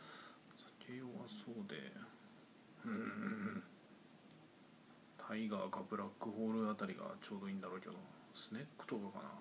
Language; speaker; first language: Japanese; native; Japanese